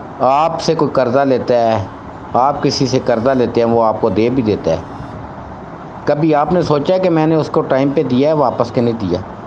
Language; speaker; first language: Urdu; native; Urdu